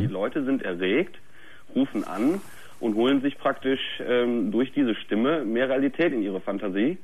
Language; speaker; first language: German; native; German